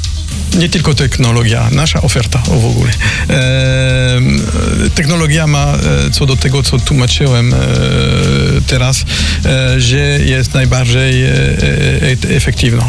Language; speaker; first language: Polish; non-native, fluent; French